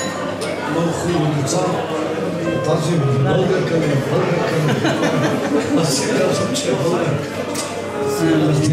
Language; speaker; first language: Bulgarian; non-native, fluent; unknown